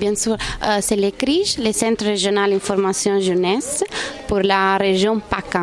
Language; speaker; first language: French; non-native, fluent; Italian